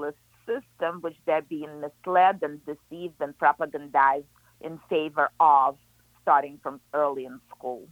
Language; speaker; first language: English; non-native, fluent; Ukrainian